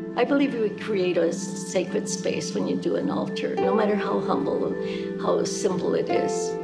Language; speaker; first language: English; early bilingual, other home language; Spanish